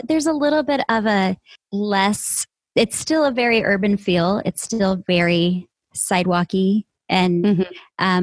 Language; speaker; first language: English; native; English